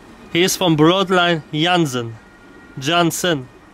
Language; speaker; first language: English; non-native, learner; Polish